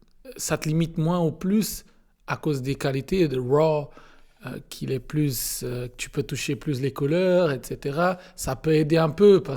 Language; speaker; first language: French; non-native, learner; Portuguese